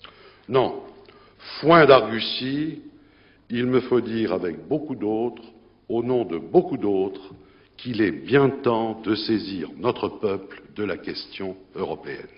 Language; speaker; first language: French; native; French